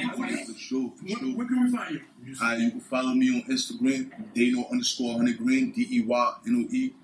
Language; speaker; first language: English; native; English